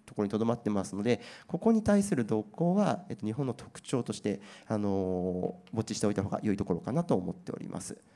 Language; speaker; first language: Japanese; native; Japanese